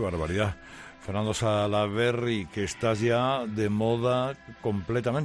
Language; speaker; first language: Spanish; native; Spanish